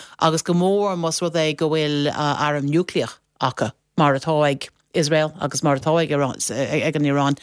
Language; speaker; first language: Irish; non-native, local second language; English